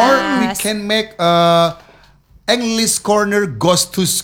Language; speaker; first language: English; non-native, learner; Indonesian